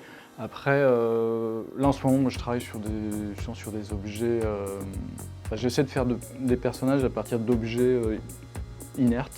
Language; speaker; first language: French; native; French